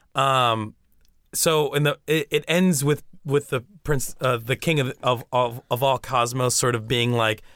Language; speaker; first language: English; early bilingual, other home language; Spanish